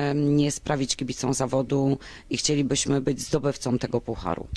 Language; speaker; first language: Polish; native; Polish